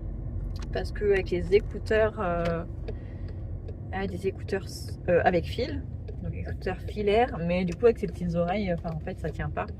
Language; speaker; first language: French; native; French